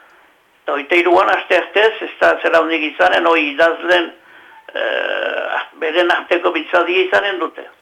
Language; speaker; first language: Basque; native; Basque